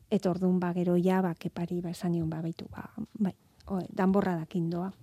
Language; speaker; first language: Basque; native; Basque